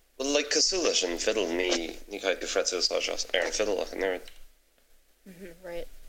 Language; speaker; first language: Irish; non-native, local second language; English